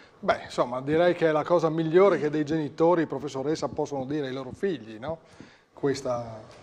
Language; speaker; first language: Italian; native; Italian